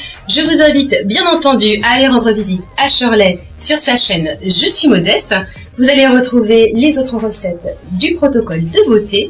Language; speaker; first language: French; native; French